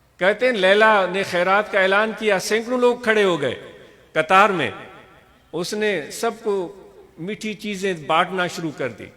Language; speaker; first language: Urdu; non-native, local second language; Sindhi